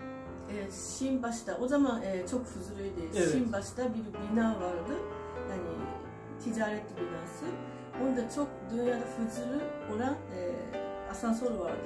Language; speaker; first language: Turkish; non-native, fluent; Japanese